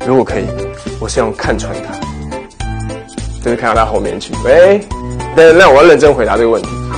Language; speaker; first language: Chinese; native; Chinese